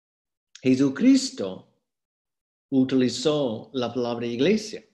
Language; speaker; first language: Spanish; non-native, fluent; English